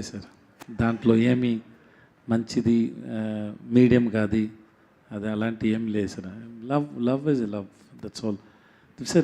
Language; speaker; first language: Telugu; non-native, learner; Tamil